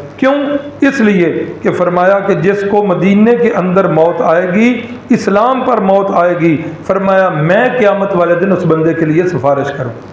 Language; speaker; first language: Urdu; non-native, local second language; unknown